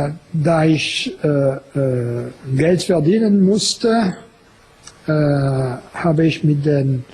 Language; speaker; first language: German; non-native, fluent; French